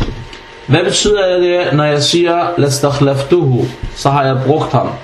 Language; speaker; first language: Danish; non-native, fluent; Arabic